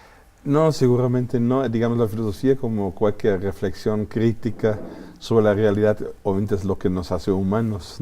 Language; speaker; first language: Spanish; non-native, fluent; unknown